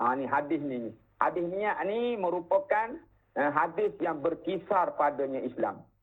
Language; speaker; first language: Malay; native; Malay